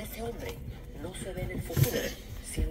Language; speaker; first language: Spanish; native; Spanish